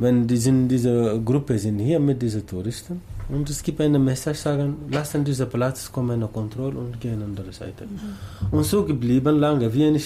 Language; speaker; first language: German; non-native, learner; Tamasheq